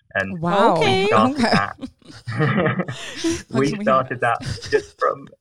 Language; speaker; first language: English; native; English